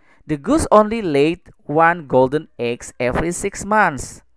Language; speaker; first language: English; non-native, fluent; Indonesian